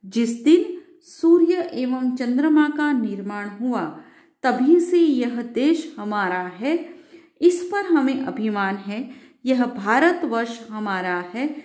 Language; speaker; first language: Hindi; non-native, local second language; Gujarati